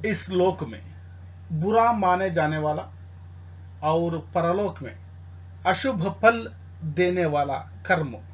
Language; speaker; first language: Hindi; non-native, local second language; Telugu